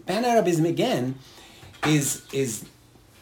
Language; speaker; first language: English; non-native, fluent; Arabic